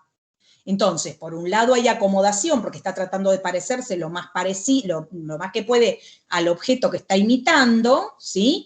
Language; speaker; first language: Spanish; native; Spanish